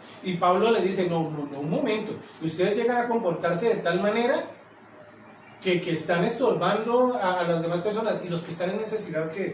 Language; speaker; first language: Spanish; native; Spanish